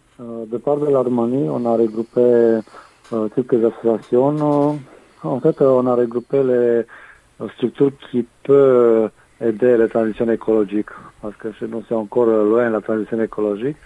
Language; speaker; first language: French; non-native, fluent; Romanian